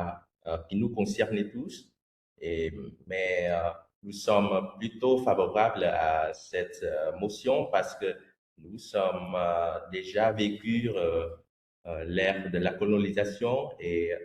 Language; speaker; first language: French; non-native, fluent; Vietnamese